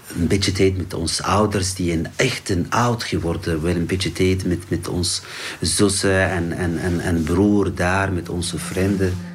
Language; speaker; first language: Dutch; non-native, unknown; Arabic